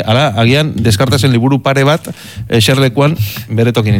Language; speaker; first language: Basque; native; Basque